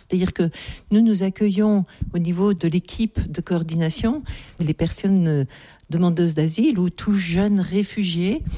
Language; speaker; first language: French; native; French